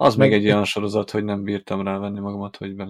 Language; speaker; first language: Hungarian; native; Hungarian